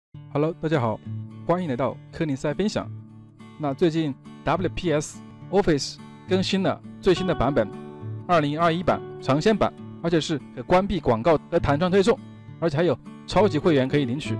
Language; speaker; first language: Chinese; native; Chinese